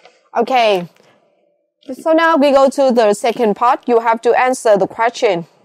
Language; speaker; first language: English; non-native, fluent; Vietnamese